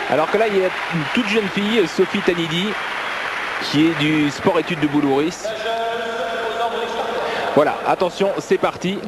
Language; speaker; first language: French; native; French